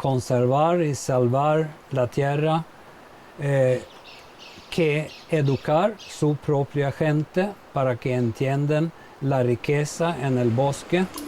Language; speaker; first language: Spanish; non-native, fluent; Swedish